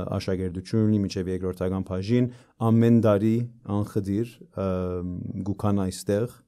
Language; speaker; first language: Armenian; early bilingual, heritage; Armenian